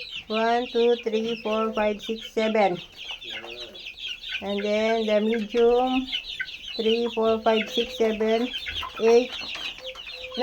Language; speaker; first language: English; non-native, learner; Filipino